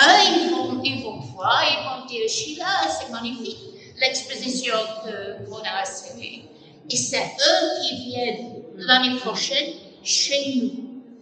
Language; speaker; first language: French; non-native, fluent; English